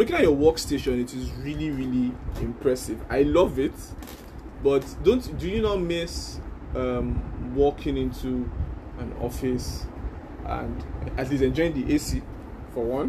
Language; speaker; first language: English; non-native, local second language; Yoruba